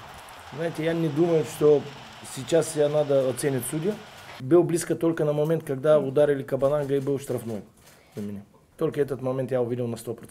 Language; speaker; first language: Russian; non-native, fluent; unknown